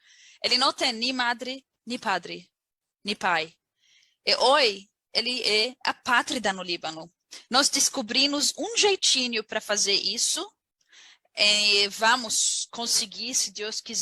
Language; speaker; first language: Portuguese; non-native, learner; Arabic